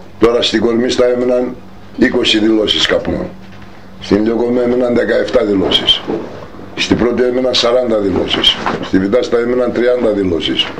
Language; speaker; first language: Greek; non-native, local second language; Turkish